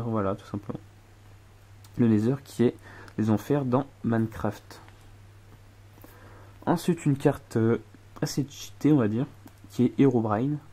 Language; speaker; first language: French; native; French